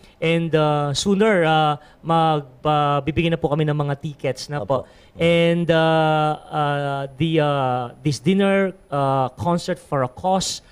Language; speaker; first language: Filipino; non-native, local second language; Pampanga